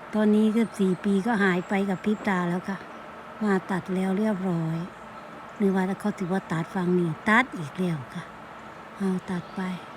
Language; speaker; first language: Thai; non-native, local second language; Northeastern Thai